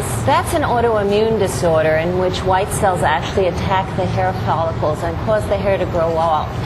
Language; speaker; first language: English; native; English